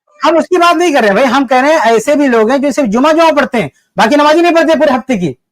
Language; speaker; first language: Urdu; native; Urdu